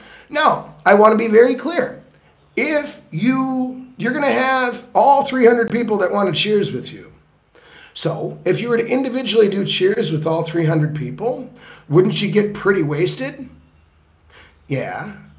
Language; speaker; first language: English; native; English